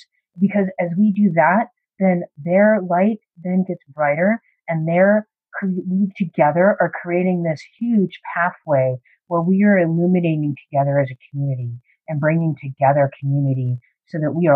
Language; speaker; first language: English; native; English